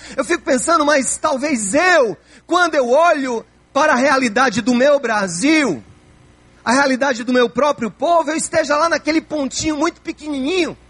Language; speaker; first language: Portuguese; native; Portuguese